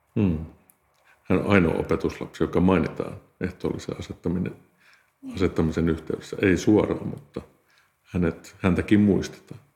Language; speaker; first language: Finnish; native; Finnish